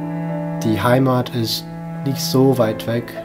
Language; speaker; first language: German; non-native, fluent; Bosnian